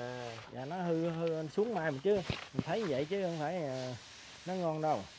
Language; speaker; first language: Vietnamese; native; Vietnamese